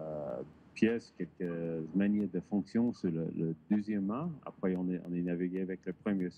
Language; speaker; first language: French; non-native, learner; English